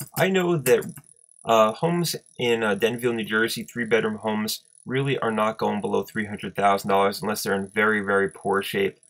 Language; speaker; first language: English; native; English